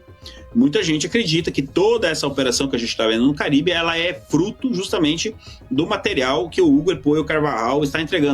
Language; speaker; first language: Portuguese; native; Portuguese